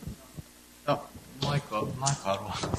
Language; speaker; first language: Japanese; native; Japanese